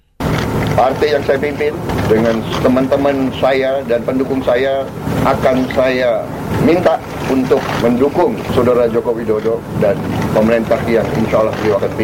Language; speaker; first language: Indonesian; native; Indonesian